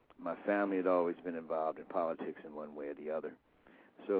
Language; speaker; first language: English; native; English